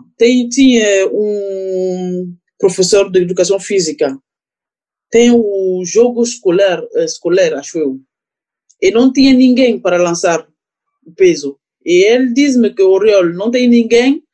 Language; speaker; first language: Portuguese; non-native, learner; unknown